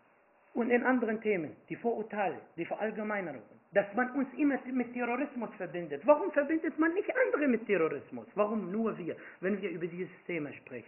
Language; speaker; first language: German; non-native, fluent; Arabic